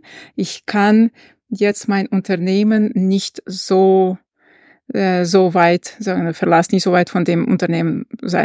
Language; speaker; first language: German; non-native, fluent; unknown